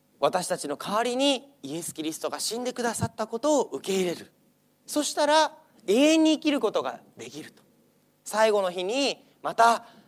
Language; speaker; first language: Japanese; non-native, fluent; English